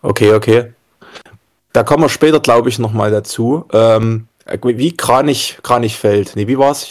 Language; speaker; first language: German; native; German